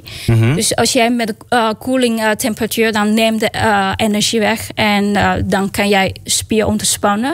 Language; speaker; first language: Dutch; non-native, learner; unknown